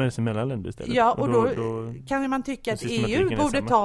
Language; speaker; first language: Swedish; native; Swedish